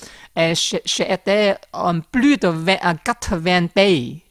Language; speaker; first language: French; non-native, learner; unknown